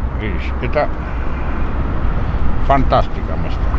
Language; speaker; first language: Polish; non-native, learner; Georgian